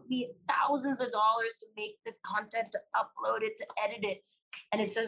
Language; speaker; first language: English; native; English